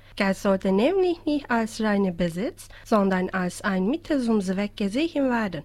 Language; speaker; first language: German; non-native, fluent; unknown